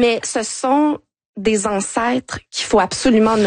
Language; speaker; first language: French; native; French